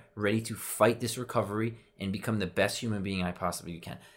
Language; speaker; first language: English; native; English